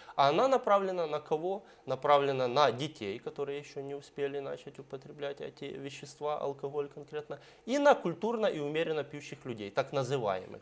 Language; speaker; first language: Russian; native; Russian